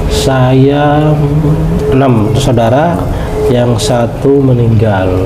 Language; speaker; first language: Indonesian; non-native, local second language; Tetum